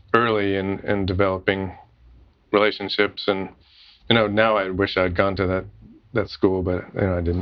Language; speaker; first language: English; native; English